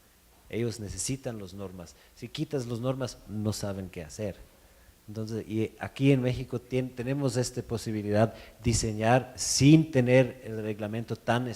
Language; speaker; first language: Spanish; non-native, fluent; German